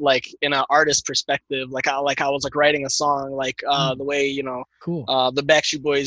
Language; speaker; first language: English; native; English